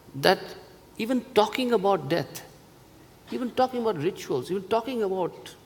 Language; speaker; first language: English; non-native, local second language; Hindi